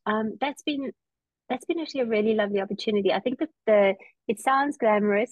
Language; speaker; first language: English; native; English